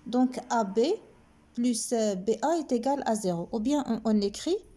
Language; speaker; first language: French; non-native, local second language; Arabic